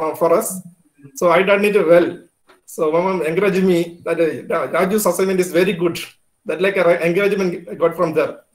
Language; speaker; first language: English; non-native, local second language; Malayalam